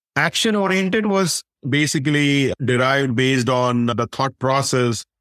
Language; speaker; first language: English; non-native, local second language; Hindi